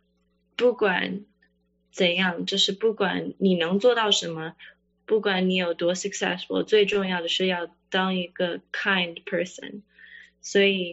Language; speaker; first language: Chinese; early bilingual, heritage; Chinese